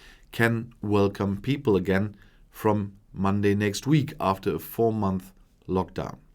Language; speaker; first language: English; non-native, fluent; German